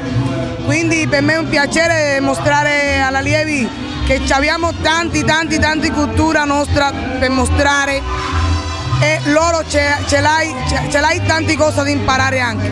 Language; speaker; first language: Italian; non-native, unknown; Spanish